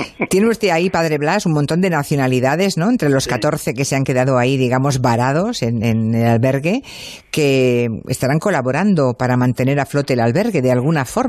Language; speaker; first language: Spanish; native; Spanish